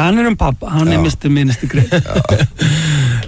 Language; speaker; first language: Icelandic; native; Icelandic